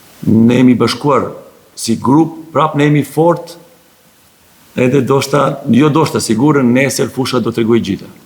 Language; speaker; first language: Albanian; non-native, learner; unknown